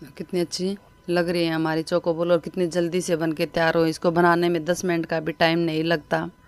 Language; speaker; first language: Hindi; native; Hindi